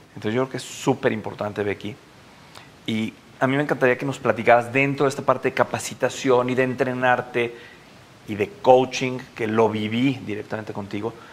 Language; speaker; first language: Spanish; native; Spanish